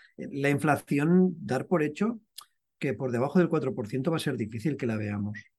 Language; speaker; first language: Spanish; native; Spanish